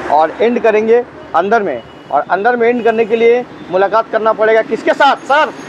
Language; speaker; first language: Hindi; non-native, local second language; Bangla